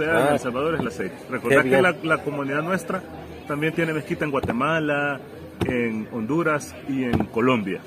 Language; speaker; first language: Spanish; native; Spanish